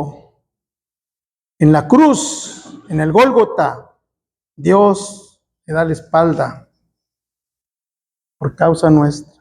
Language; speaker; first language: Spanish; native; Spanish